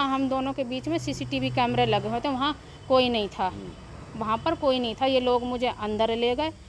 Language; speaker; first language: Hindi; native; Hindi